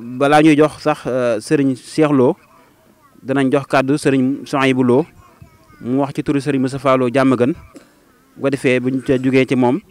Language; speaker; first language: Wolof; native; Wolof